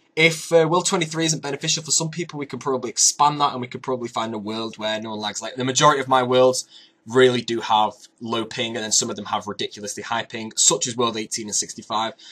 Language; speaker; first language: English; native; English